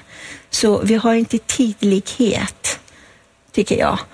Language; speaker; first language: Swedish; non-native, fluent; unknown